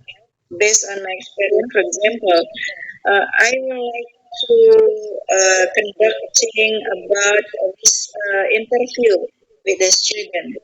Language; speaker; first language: English; non-native, fluent; Indonesian